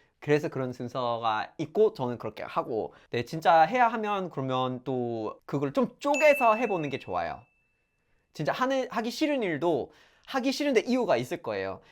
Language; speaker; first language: Korean; non-native, fluent; English